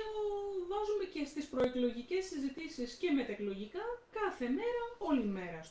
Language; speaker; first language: Greek; native; Greek